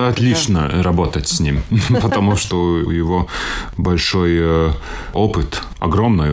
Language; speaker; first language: Russian; non-native, local second language; Latvian